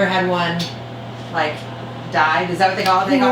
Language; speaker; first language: English; native; English